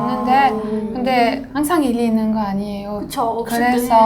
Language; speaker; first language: Korean; non-native, fluent; French